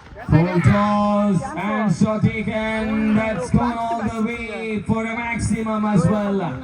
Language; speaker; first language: English; non-native, local second language; Malayalam